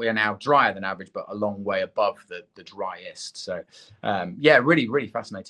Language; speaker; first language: English; native; English